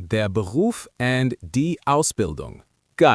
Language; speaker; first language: German; non-native, learner; English